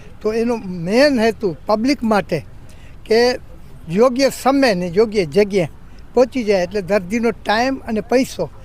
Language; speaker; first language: Gujarati; non-native, local second language; Kachhi